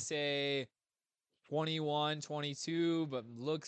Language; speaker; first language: English; native; English